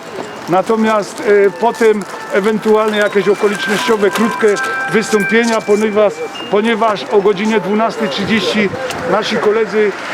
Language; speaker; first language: Polish; native; Polish